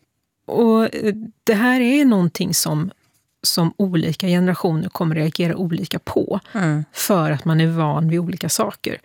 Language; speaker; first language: Swedish; native; Swedish